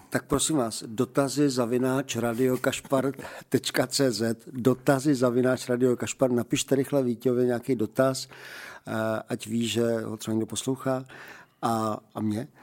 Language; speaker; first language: Czech; native; Czech